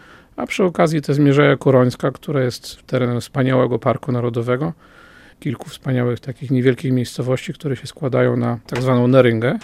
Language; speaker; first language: Polish; native; Polish